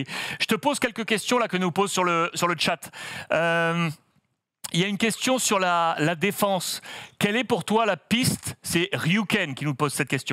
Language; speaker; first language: French; native; French